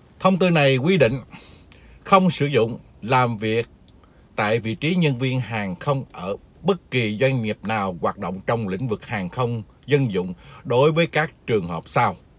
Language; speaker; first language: Vietnamese; native; Vietnamese